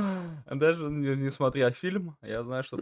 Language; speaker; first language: Russian; native; Russian